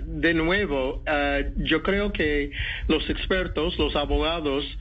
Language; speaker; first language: Spanish; non-native, fluent; English